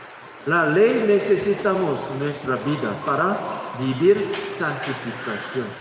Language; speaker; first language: Spanish; non-native, learner; Korean